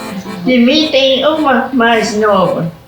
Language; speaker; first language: Portuguese; non-native, local second language; German